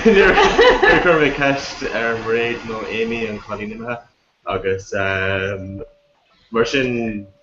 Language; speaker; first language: Irish; non-native, local second language; English